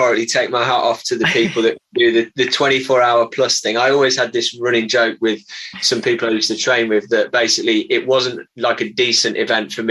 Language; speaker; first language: English; native; English